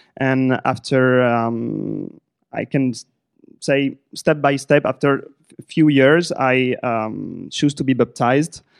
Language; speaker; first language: English; non-native, fluent; French